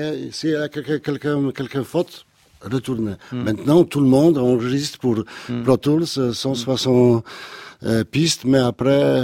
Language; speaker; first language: French; non-native, learner; Polish